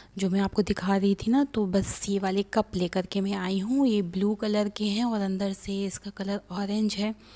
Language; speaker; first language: Hindi; native; Hindi